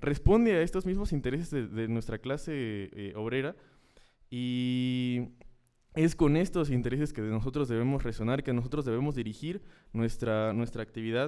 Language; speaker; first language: Spanish; native; Spanish